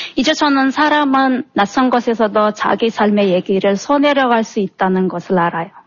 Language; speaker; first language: Korean; non-native, fluent; Turkmen